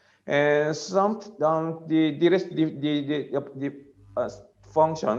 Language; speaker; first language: English; non-native, learner; Korean